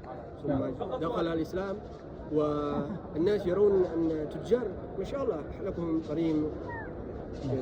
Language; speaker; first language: Arabic; non-native, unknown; Indonesian